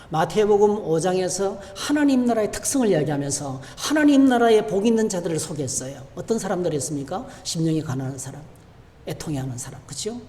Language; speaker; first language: Korean; native; Korean